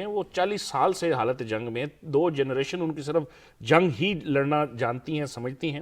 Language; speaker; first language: Urdu; native; Urdu